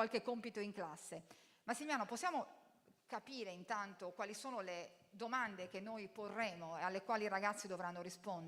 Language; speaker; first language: Italian; native; Italian